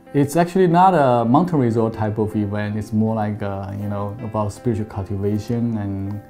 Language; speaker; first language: English; non-native, fluent; Chinese